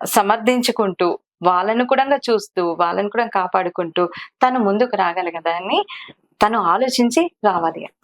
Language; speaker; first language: Telugu; non-native, local second language; Kannada